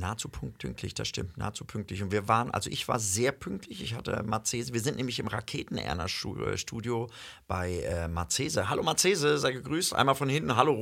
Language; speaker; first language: German; native; German